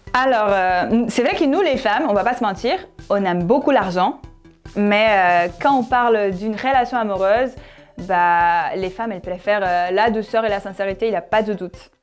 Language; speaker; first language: French; non-native, fluent; Portuguese